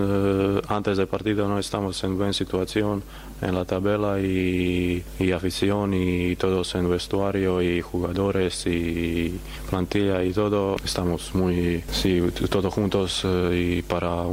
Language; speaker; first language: Spanish; non-native, learner; Croatian